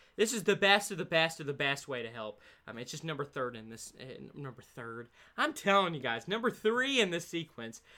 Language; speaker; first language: English; native; English